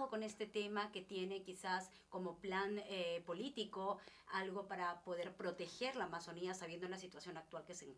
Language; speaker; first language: Spanish; native; Spanish